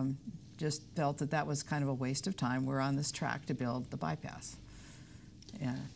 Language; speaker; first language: English; native; English